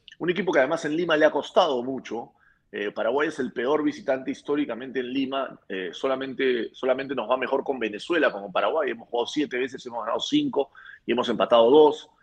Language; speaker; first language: Spanish; native; Spanish